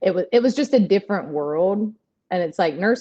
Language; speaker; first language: English; native; English